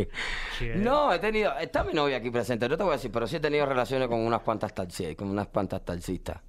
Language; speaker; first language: Spanish; native; Spanish